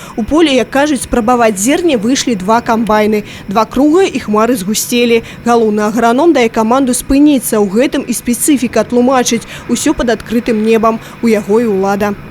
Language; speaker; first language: Belarusian; native; Belarusian